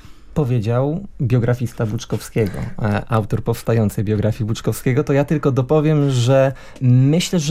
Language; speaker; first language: Polish; native; Polish